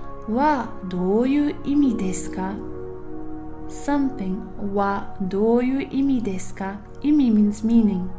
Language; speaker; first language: Japanese; non-native, fluent; English